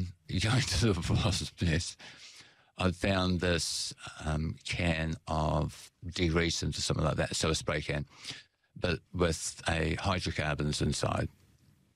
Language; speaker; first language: English; native; English